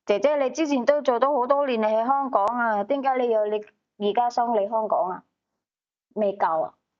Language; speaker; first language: Cantonese; native; Cantonese